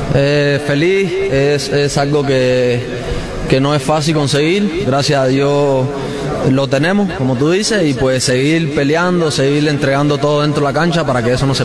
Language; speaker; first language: Spanish; native; Spanish